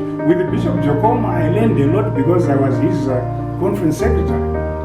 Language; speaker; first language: English; non-native, local second language; Shona